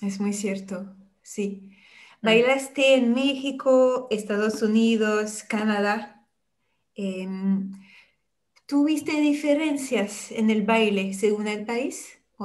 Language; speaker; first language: Spanish; non-native, fluent; French